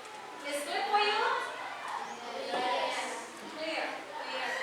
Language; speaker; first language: English; non-native, fluent; Indonesian